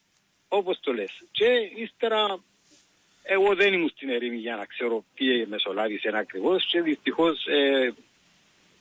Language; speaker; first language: Greek; native; Greek